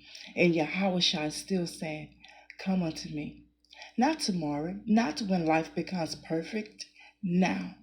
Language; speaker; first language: English; native; English